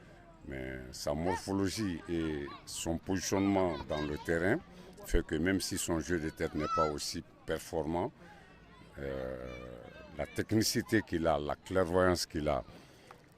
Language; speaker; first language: French; non-native, local second language; Bambara